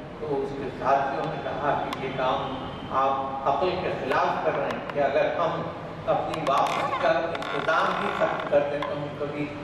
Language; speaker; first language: Urdu; native; Urdu